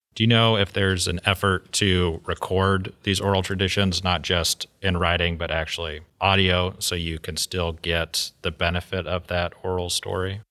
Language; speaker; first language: English; native; English